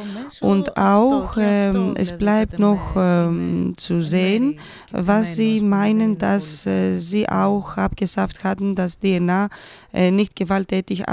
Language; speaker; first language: German; non-native, fluent; Greek